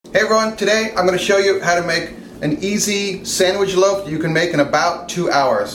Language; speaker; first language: English; native; English